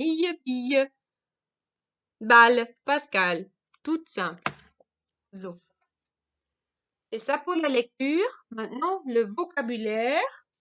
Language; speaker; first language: French; non-native, fluent; German